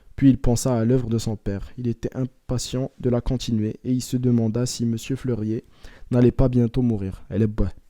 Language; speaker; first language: French; non-native, local second language; Arabic